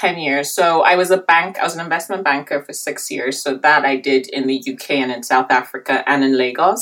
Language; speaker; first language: English; native; English